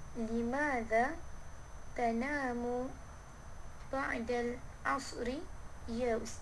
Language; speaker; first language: Arabic; non-native, learner; Malay